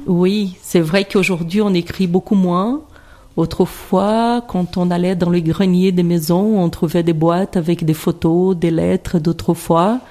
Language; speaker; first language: French; non-native, fluent; Portuguese